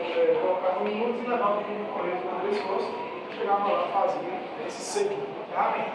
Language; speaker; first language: Portuguese; native; Portuguese